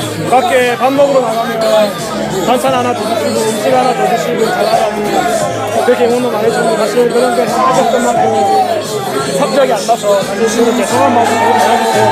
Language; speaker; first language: Korean; native; Korean